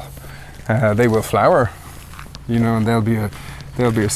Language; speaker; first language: English; native; English